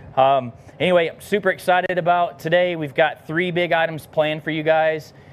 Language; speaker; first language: English; native; English